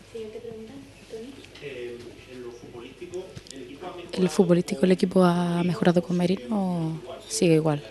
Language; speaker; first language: Spanish; native; Spanish